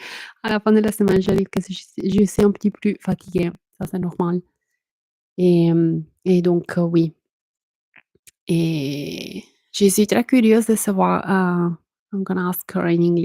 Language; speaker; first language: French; non-native, fluent; Italian